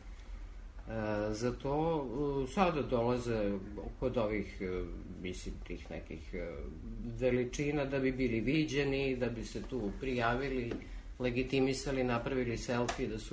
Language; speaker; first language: Serbian; native; Serbian